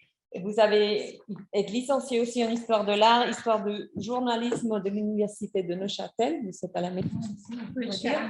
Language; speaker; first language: French; non-native, fluent; German